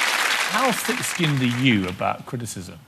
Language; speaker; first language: English; native; English